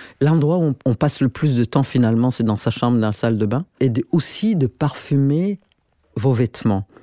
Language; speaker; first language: French; non-native, local second language; Rundi